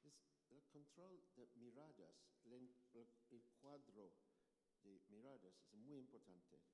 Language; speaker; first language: Spanish; non-native, learner; English